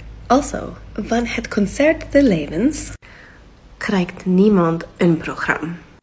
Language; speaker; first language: Dutch; non-native, learner; English